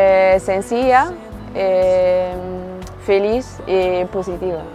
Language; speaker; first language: Spanish; non-native, learner; French